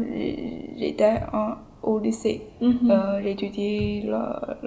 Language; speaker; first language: French; non-native, learner; Chinese